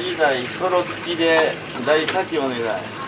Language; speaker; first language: Japanese; native; Japanese